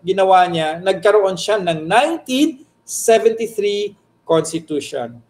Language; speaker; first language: Filipino; native; Filipino